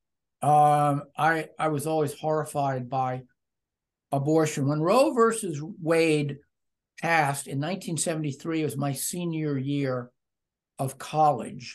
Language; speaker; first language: English; native; English